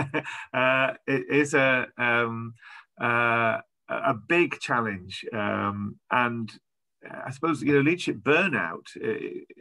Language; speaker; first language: English; native; English